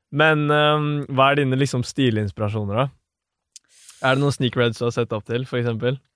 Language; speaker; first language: Norwegian; native; Norwegian